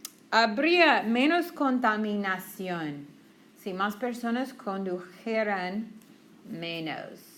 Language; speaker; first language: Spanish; non-native, fluent; English